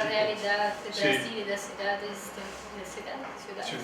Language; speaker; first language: Spanish; non-native, learner; Portuguese